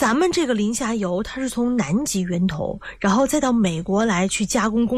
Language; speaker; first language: Chinese; native; Chinese